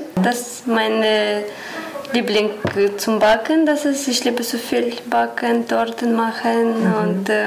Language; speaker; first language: German; non-native, learner; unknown